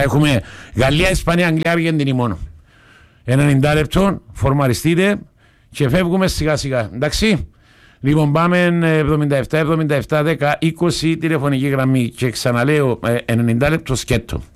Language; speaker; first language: Greek; native; Greek